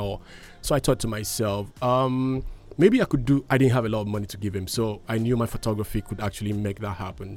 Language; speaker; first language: English; non-native, local second language; Ibibio